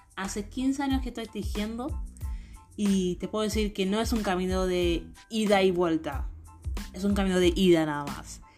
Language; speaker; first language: Spanish; non-native, fluent; Haitian Creole